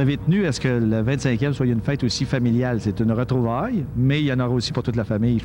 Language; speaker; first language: French; native; French